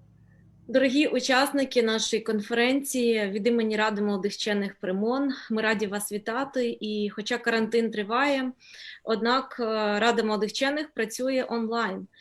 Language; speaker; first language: Ukrainian; native; Ukrainian